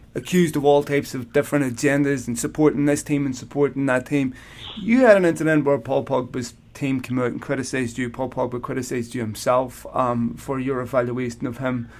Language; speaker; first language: English; native; English